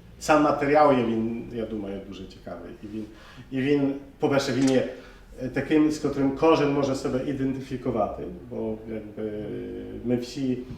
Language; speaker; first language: Ukrainian; early bilingual, heritage; Ukrainian